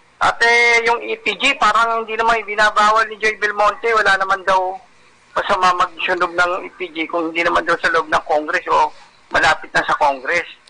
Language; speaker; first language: Filipino; non-native, local second language; Iloko